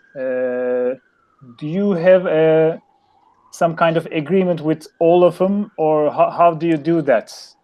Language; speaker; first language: English; non-native, fluent; Turkish